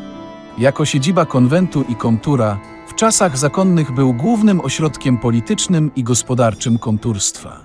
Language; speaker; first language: Polish; native; Polish